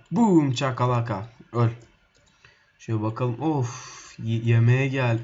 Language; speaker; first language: Turkish; native; Turkish